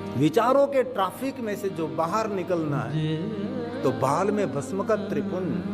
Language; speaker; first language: Hindi; non-native, local second language; Gujarati